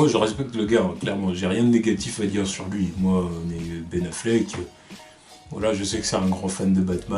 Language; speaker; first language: French; native; French